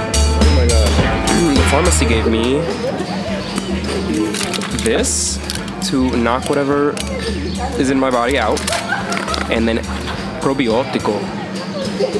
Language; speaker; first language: English; native; English